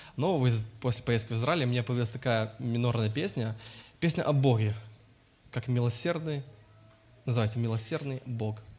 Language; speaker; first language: Russian; early bilingual, heritage; Russian